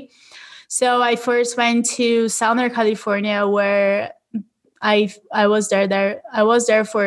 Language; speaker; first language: English; non-native, fluent; Portuguese